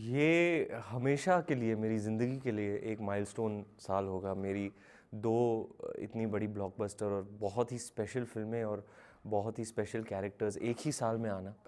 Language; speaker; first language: Hindi; native; Hindi